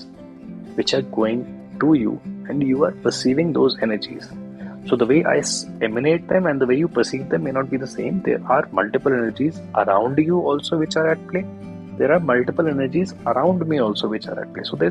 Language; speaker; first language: English; non-native, local second language; Hindi